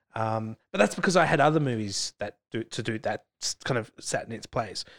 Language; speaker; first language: English; native; English